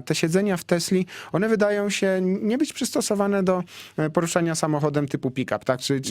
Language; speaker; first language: Polish; native; Polish